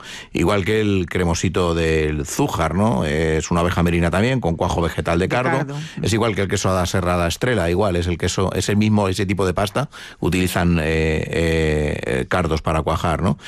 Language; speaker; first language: Spanish; native; Spanish